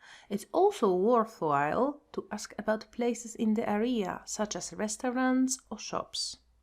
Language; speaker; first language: English; non-native, fluent; Polish